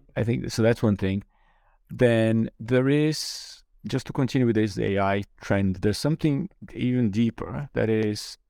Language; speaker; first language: English; non-native, fluent; Portuguese